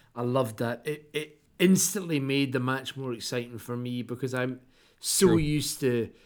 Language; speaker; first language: English; native; English